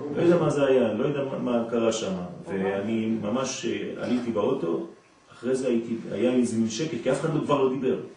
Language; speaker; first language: Hebrew; non-native, fluent; French